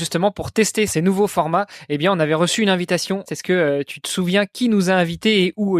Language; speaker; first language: French; native; French